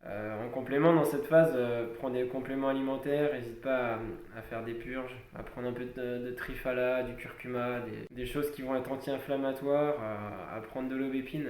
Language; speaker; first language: French; native; French